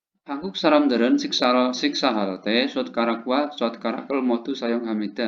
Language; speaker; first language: Korean; non-native, fluent; Indonesian